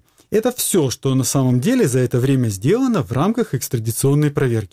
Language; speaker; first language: Russian; native; Russian